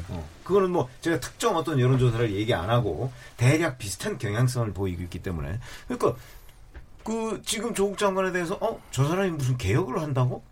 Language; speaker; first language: Korean; native; Korean